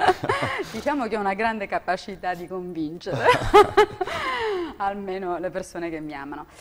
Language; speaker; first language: Italian; native; Italian